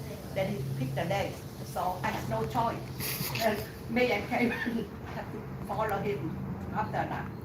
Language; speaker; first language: English; non-native, learner; Vietnamese